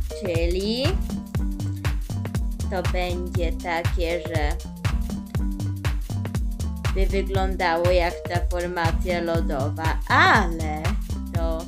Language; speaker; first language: Polish; early bilingual, heritage; Polish